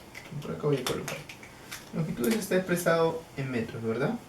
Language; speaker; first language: Spanish; native; Spanish